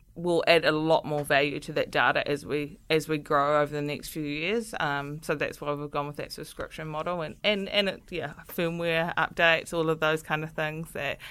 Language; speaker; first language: English; native; English